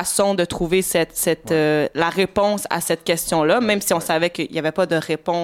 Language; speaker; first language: French; native; French